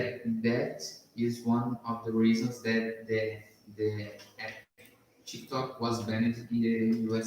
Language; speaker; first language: English; non-native, learner; Portuguese